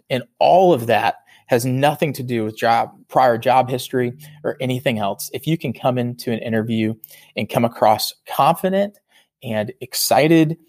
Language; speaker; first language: English; native; English